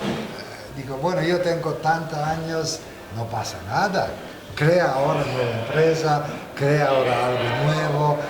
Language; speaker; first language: Spanish; non-native, fluent; Italian